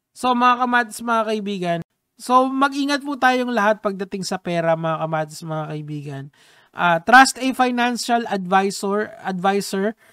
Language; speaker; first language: Filipino; native; Filipino